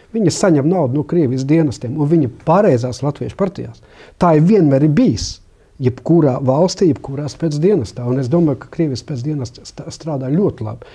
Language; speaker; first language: Latvian; non-native, local second language; Russian